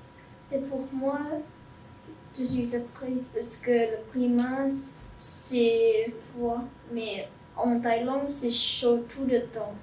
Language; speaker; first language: French; non-native, learner; Thai